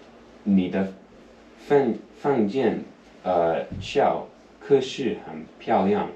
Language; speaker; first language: Chinese; non-native, learner; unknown